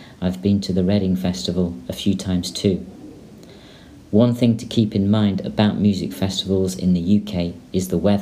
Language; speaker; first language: English; native; English